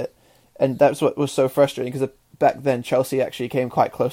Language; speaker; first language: English; native; English